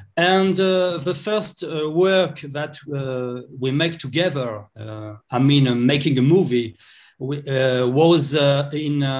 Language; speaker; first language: English; non-native, learner; French